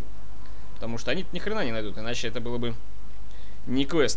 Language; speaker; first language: Russian; native; Russian